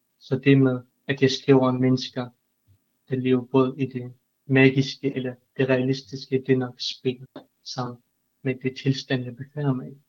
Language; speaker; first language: Danish; non-native, fluent; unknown